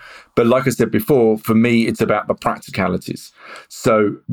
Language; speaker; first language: English; native; English